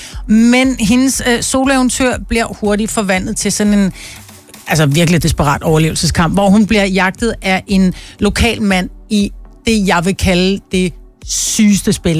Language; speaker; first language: Danish; native; Danish